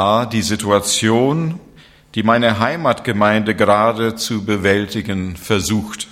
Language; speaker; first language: German; non-native, fluent; English